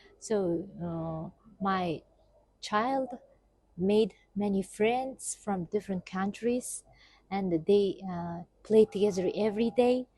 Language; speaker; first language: English; non-native, fluent; Kazakh